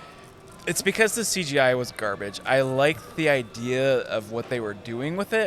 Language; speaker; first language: English; native; English